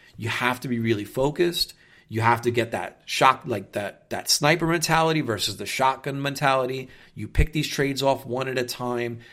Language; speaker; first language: English; native; English